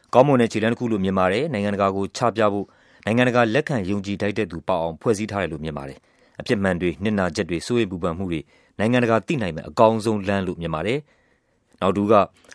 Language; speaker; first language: Burmese; native; Burmese